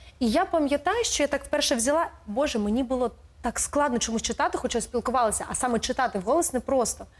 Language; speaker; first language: Ukrainian; non-native, local second language; Russian